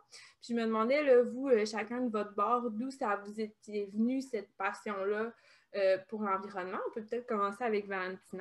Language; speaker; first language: French; native; French